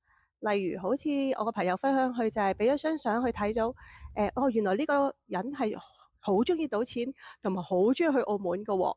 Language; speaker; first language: Cantonese; native; Cantonese